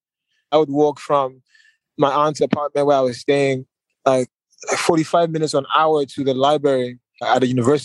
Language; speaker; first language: English; non-native, local second language; Yoruba